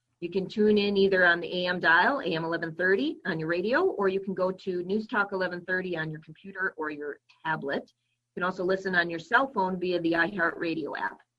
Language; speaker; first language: English; native; English